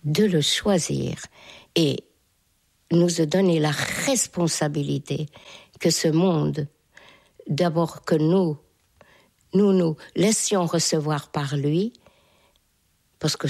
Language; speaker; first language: French; non-native, fluent; Hungarian